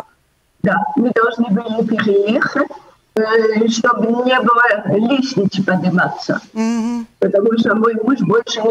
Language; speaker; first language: Russian; early bilingual, heritage; Russian